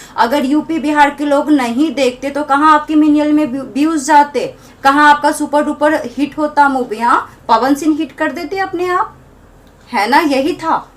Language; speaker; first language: Hindi; native; Hindi